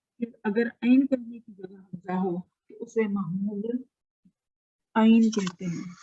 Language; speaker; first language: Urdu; native; Urdu